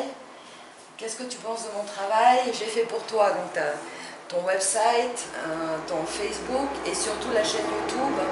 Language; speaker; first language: French; non-native, fluent; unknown